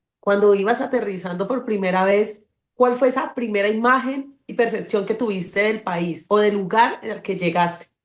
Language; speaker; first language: Spanish; native; Spanish